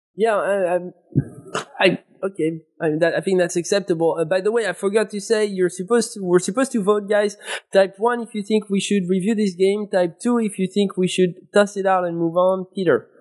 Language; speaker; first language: English; non-native, fluent; French